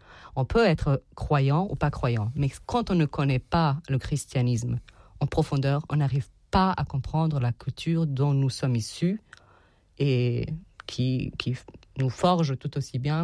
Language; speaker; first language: French; non-native, fluent; Serbian